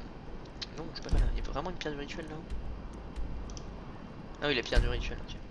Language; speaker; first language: French; native; French